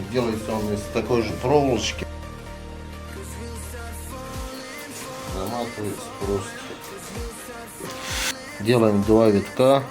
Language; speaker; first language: Russian; native; Russian